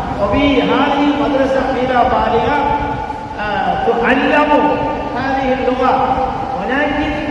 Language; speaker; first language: Arabic; non-native, learner; Tamil